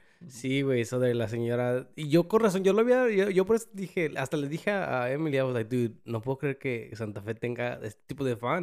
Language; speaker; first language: Spanish; early bilingual, heritage; Spanish